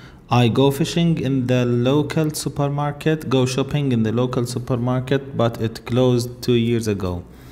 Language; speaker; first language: English; non-native, fluent; Arabic